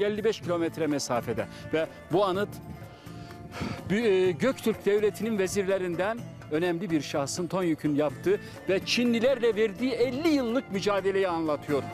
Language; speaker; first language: Turkish; native; Turkish